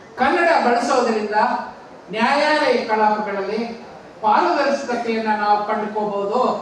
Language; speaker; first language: Kannada; non-native, local second language; Telugu